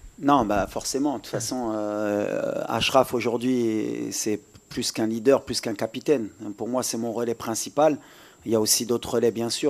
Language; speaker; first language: French; native; French